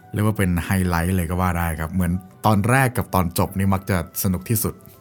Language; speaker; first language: Thai; native; Thai